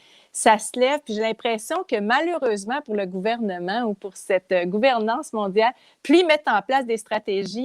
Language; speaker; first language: French; native; French